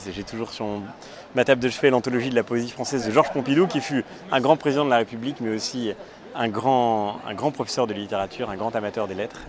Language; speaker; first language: French; native; French